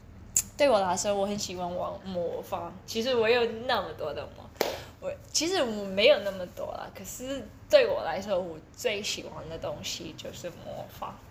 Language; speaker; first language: Chinese; early bilingual, heritage; Chinese